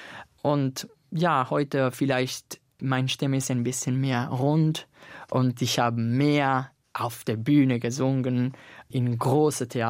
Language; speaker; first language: German; non-native, learner; Italian